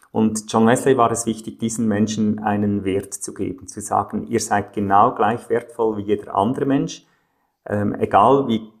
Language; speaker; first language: German; native; German